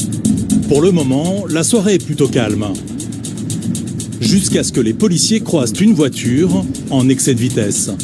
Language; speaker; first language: French; native; French